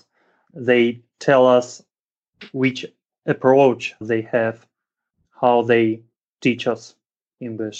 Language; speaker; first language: English; non-native, fluent; Russian